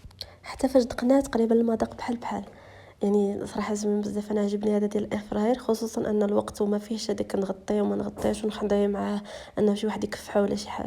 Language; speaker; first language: Arabic; native; Arabic